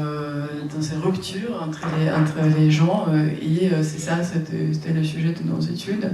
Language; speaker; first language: French; non-native, fluent; Russian